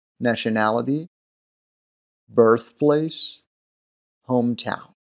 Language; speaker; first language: English; non-native, fluent; Persian